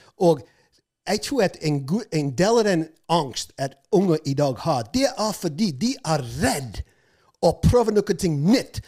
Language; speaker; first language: Norwegian; non-native, fluent; English